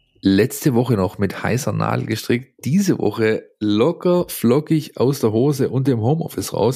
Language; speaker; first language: German; native; German